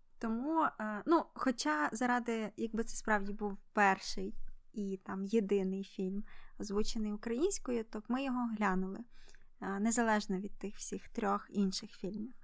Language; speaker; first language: Ukrainian; native; Ukrainian